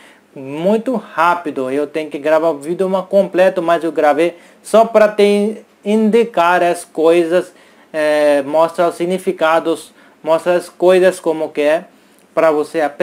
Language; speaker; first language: Portuguese; non-native, learner; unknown